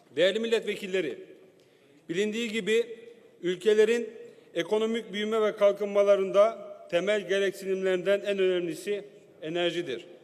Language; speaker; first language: Turkish; native; Turkish